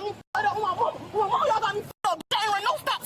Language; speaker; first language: English; native; English